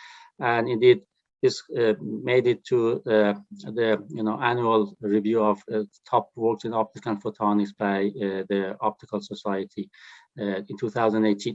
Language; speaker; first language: English; non-native, fluent; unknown